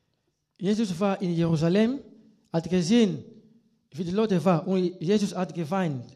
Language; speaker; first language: German; non-native, learner; Lingala